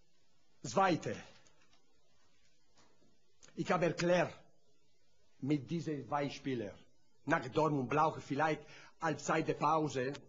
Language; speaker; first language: German; non-native, learner; Italian